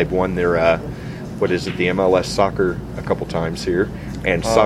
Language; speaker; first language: English; native; English